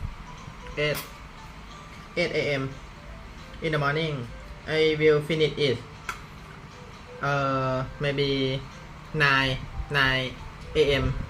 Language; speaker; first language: English; non-native, learner; Thai